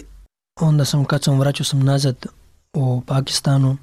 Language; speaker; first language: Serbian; non-native, learner; Pashto